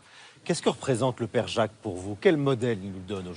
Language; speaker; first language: French; native; French